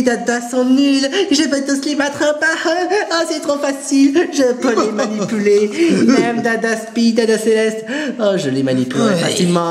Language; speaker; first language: French; native; French